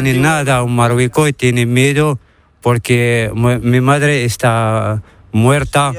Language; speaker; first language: Spanish; non-native, learner; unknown